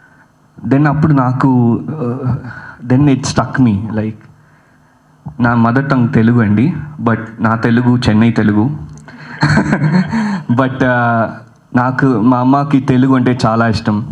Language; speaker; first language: Telugu; early bilingual, heritage; Telugu